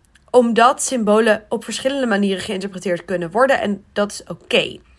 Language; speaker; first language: Dutch; native; Dutch